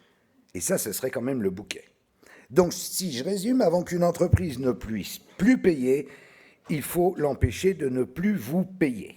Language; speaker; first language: French; native; French